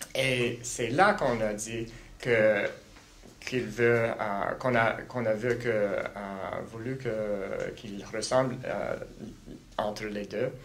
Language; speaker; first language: French; non-native, local second language; English